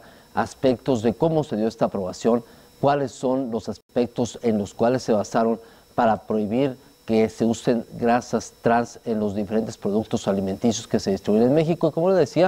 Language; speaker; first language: Spanish; native; Spanish